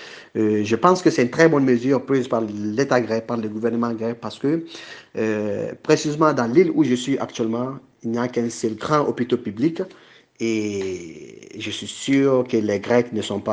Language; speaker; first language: French; non-native, local second language; Bambara